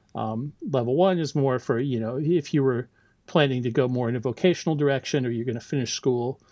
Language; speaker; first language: English; native; English